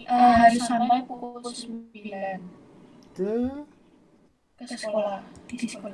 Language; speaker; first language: Korean; non-native, learner; Indonesian